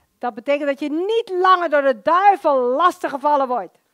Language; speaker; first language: Dutch; native; Dutch